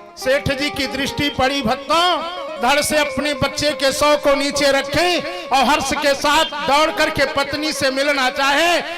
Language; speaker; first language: Hindi; native; Hindi